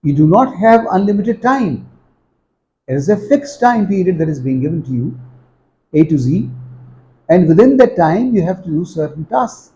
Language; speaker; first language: English; non-native, local second language; Urdu